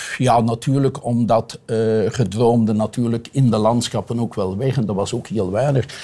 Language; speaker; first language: Dutch; native; Dutch